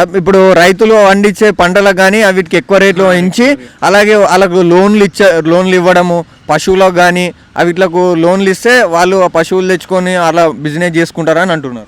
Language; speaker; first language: Telugu; native; Telugu